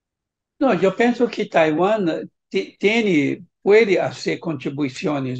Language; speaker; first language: Spanish; non-native, fluent; Portuguese